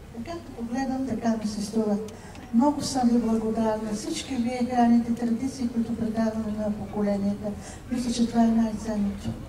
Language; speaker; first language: Bulgarian; native; Bulgarian